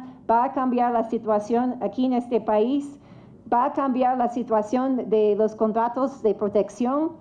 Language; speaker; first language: Spanish; non-native, fluent; English